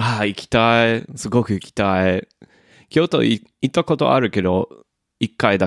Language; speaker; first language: Japanese; non-native, learner; English